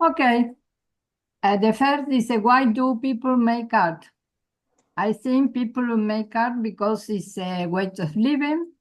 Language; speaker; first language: English; non-native, learner; Spanish